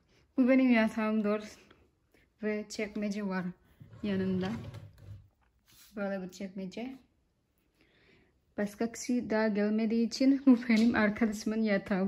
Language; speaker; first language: Turkish; non-native, learner; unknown